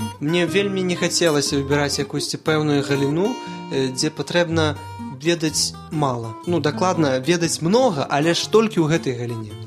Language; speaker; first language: Belarusian; non-native, local second language; Russian